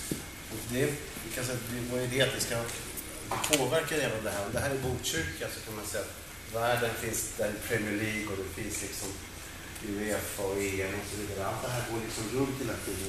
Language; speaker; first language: Swedish; native; Swedish